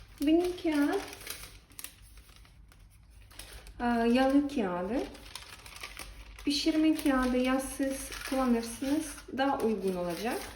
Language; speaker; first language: Turkish; non-native, learner; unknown